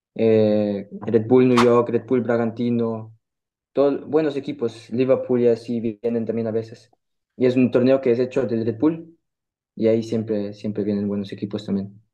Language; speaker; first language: Spanish; early bilingual, heritage; German